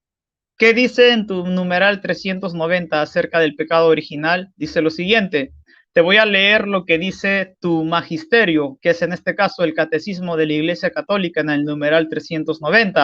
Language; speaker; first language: Spanish; native; Spanish